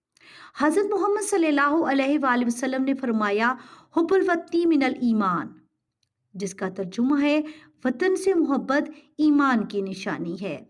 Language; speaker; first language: Urdu; native; Urdu